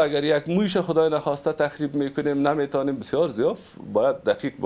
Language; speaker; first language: Persian; native; Persian